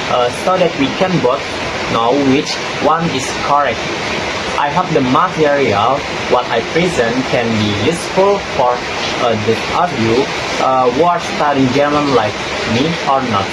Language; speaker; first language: English; non-native, learner; Indonesian